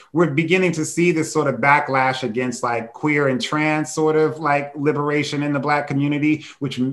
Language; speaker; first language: English; native; English